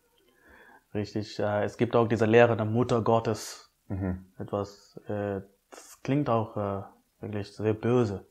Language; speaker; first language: German; non-native, fluent; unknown